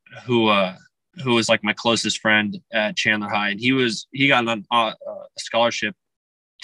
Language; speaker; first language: English; native; English